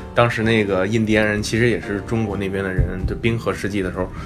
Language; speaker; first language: Chinese; native; Chinese